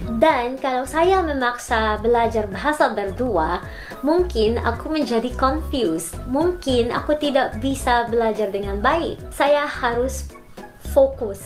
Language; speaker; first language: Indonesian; non-native, learner; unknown